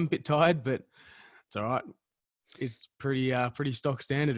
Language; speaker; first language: English; native; English